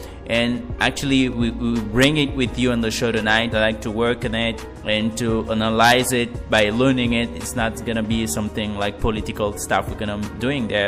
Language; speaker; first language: English; non-native, fluent; Haitian Creole